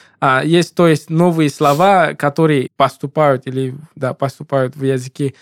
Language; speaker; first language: Russian; non-native, learner; English